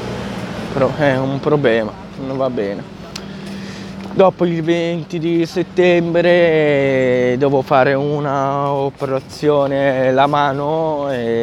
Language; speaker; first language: Italian; non-native, fluent; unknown